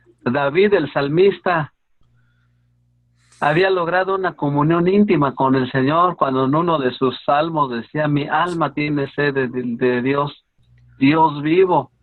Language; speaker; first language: Spanish; native; Spanish